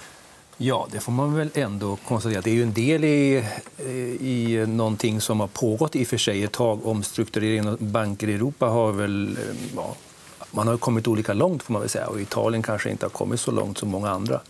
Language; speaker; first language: Swedish; native; Swedish